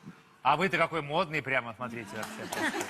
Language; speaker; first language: Russian; native; Russian